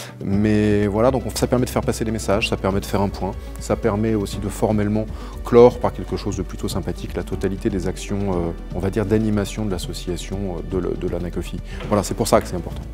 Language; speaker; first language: French; native; French